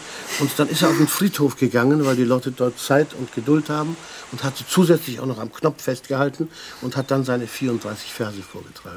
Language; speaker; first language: German; native; German